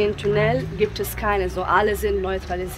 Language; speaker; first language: German; non-native, learner; Bosnian